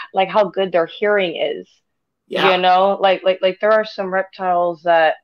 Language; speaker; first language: English; native; English